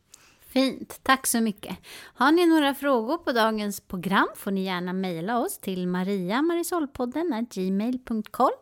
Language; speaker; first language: Swedish; native; Swedish